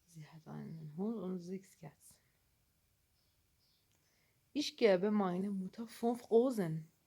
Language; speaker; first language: German; non-native, learner; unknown